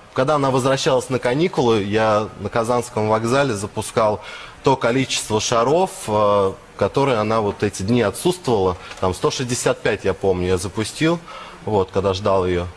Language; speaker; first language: Russian; native; Russian